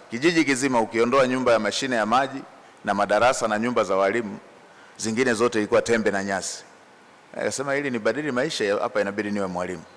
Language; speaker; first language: Swahili; non-native, local second language; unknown